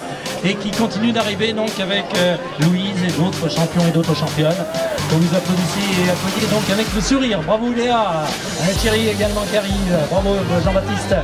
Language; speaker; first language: French; native; French